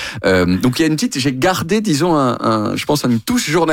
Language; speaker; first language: French; native; French